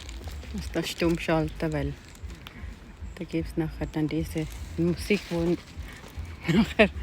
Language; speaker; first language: German; non-native, fluent; Cebuano